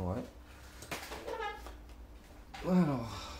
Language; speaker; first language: French; native; French